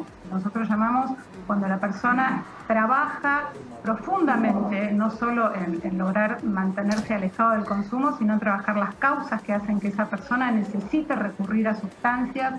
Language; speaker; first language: Spanish; native; Spanish